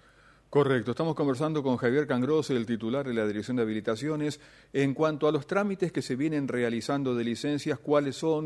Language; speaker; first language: Spanish; native; Spanish